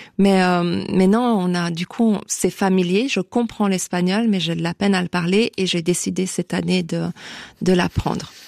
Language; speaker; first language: French; native; French